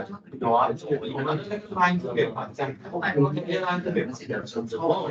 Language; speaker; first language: Chinese; native; Chinese